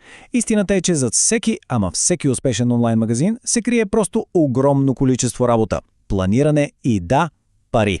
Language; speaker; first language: Bulgarian; native; Bulgarian